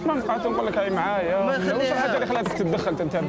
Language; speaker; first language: Arabic; native; Arabic